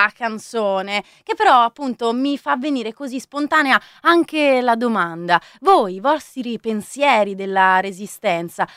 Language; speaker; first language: Italian; native; Italian